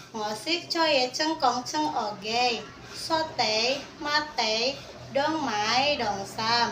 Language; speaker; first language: Cantonese; non-native, learner; Indonesian